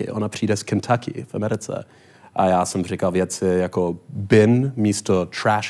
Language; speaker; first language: Czech; non-native, learner; English